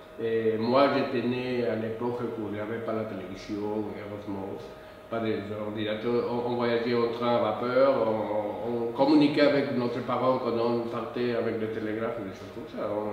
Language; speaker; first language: French; non-native, fluent; Spanish